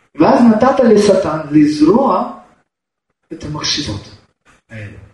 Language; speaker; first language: Hebrew; non-native, fluent; Russian